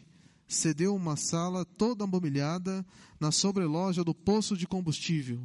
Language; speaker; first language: Portuguese; native; Portuguese